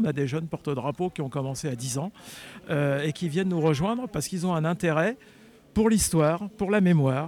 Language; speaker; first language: French; native; French